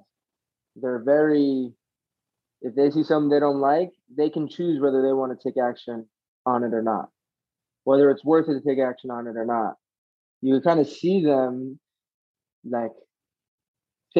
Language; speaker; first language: English; native; English